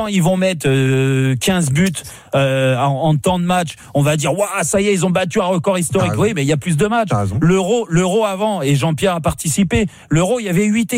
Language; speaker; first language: French; native; French